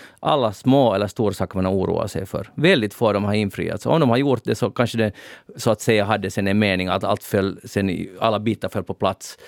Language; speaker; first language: Swedish; native; Swedish